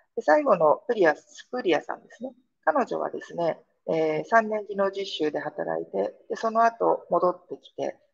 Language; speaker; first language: Japanese; native; Japanese